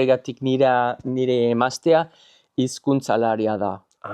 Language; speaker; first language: Basque; non-native, learner; English